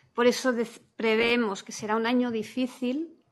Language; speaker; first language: Spanish; non-native, local second language; Catalan